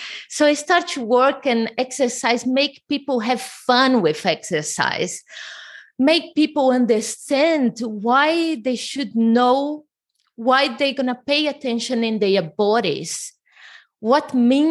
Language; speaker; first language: English; non-native, fluent; Portuguese